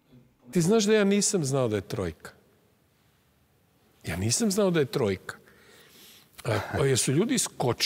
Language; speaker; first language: Serbian; native; Serbian